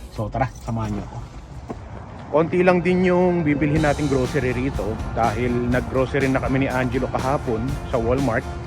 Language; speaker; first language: Filipino; non-native, local second language; Pampanga